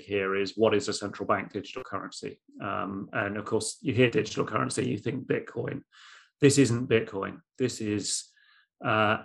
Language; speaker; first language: English; native; English